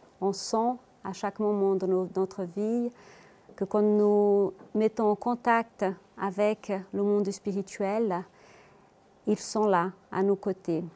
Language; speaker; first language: French; non-native, fluent; Portuguese